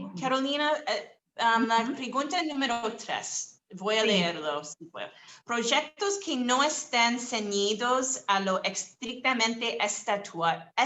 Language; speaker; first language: Spanish; non-native, fluent; English